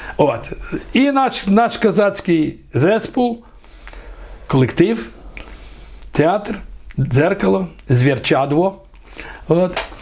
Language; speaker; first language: Ukrainian; native; Ukrainian